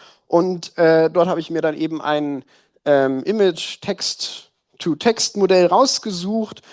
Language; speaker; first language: German; native; German